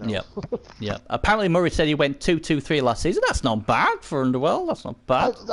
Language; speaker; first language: English; native; English